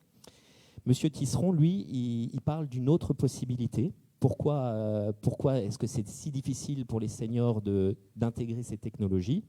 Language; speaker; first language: French; native; French